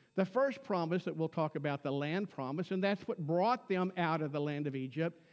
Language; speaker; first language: English; native; English